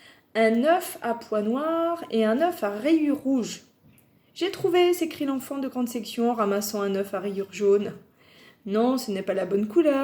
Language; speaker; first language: French; native; French